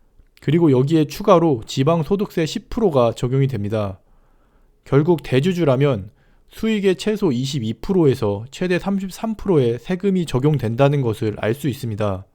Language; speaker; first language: Korean; native; Korean